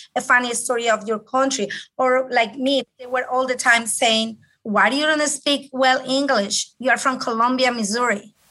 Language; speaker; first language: English; non-native, fluent; Spanish